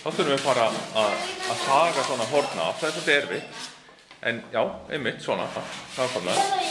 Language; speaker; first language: Icelandic; native; Icelandic